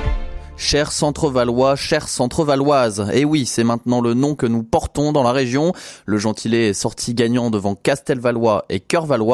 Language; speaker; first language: French; native; French